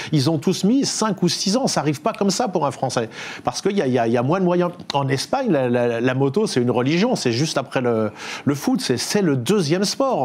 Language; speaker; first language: French; native; French